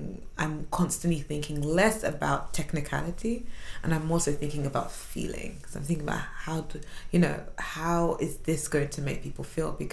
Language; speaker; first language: English; native; English